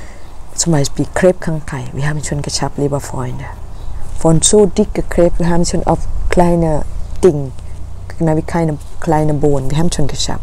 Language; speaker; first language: German; non-native, learner; Thai